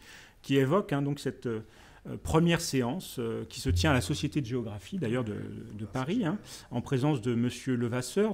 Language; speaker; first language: French; native; French